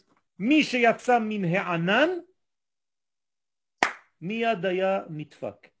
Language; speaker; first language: Hebrew; non-native, fluent; French